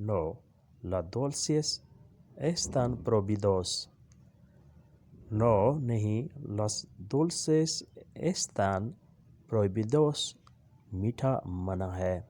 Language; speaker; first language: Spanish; non-native, learner; Urdu